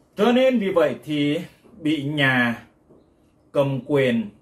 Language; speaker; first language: Vietnamese; non-native, local second language; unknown